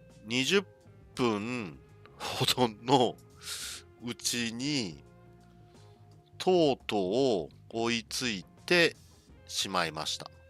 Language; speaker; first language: Japanese; non-native, learner; English